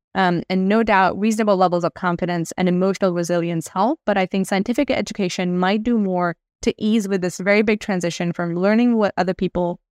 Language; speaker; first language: English; non-native, local second language; Hindi